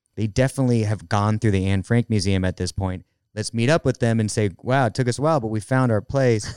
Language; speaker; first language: English; native; English